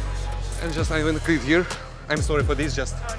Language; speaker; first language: English; non-native, learner; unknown